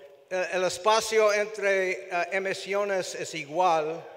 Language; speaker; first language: Spanish; non-native, fluent; English